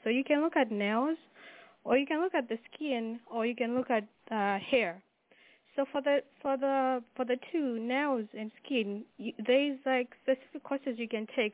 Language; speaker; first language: English; non-native, local second language; Nyanja